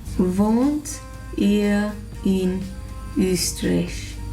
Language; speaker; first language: German; non-native, learner; English